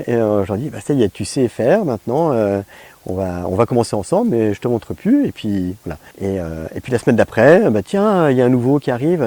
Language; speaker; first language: French; native; French